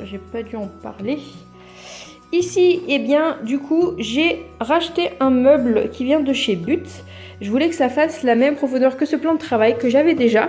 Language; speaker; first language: French; native; French